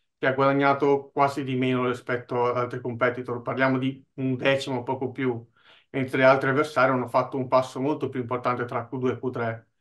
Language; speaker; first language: Italian; native; Italian